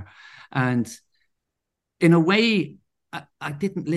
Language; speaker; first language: English; native; English